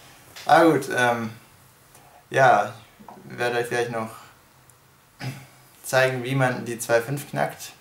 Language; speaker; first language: German; native; German